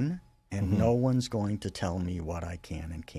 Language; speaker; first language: English; native; English